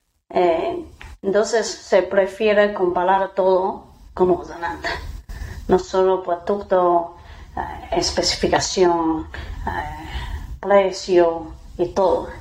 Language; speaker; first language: Spanish; non-native, fluent; Chinese